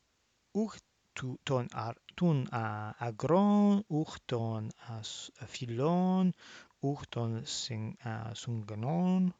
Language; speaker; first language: Greek; non-native, fluent; English